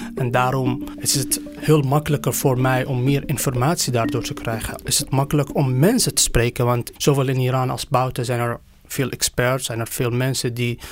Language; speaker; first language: Dutch; non-native, fluent; Persian